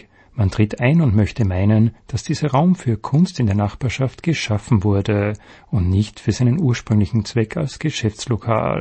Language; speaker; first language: German; native; German